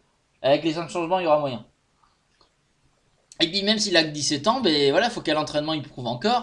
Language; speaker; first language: French; native; French